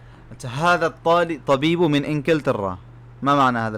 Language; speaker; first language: Arabic; non-native, fluent; Bangla